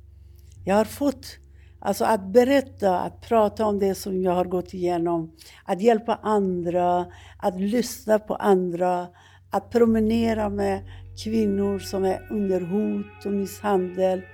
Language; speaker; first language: Swedish; non-native, fluent; Persian